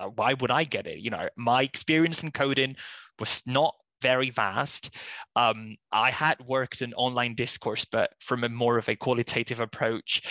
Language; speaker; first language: English; non-native, fluent; Spanish